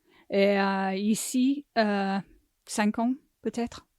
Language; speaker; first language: French; non-native, learner; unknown